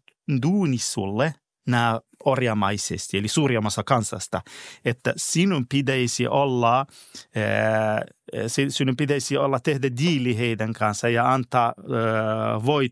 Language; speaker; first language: Finnish; non-native, fluent; Persian